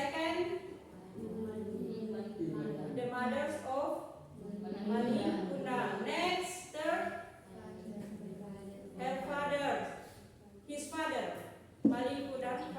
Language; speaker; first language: English; non-native, local second language; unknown